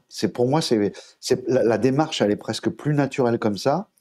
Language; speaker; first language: French; native; French